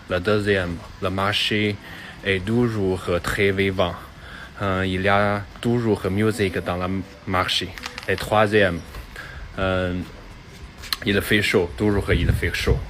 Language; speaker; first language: French; non-native, learner; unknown